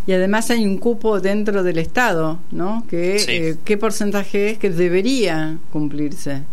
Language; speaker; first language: Spanish; native; Spanish